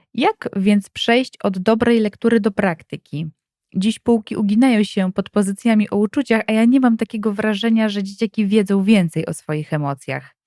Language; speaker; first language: Polish; native; Polish